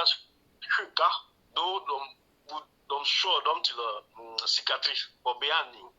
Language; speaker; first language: Swedish; non-native, learner; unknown